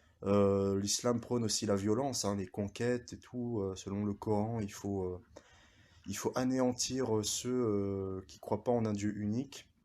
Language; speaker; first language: French; early bilingual, other home language; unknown